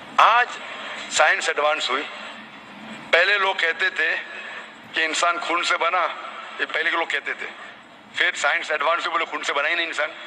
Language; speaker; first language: Hindi; non-native, local second language; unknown